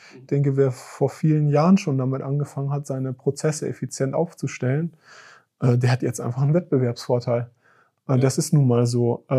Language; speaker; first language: German; native; German